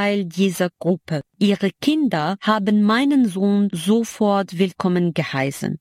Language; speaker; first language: German; non-native, fluent; Arabic